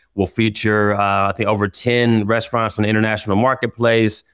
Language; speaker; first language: English; native; English